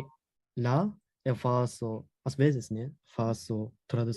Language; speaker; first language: Portuguese; non-native, learner; Japanese